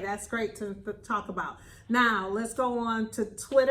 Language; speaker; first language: English; native; English